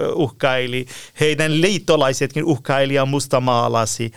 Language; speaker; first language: Finnish; non-native, fluent; Persian